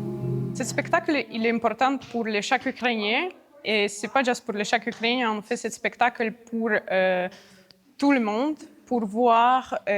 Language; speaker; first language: French; non-native, learner; Ukrainian